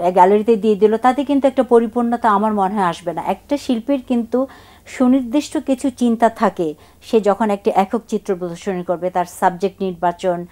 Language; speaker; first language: Bangla; non-native, local second language; Chakma